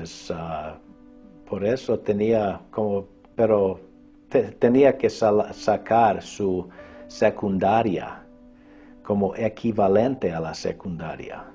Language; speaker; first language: Spanish; non-native, fluent; English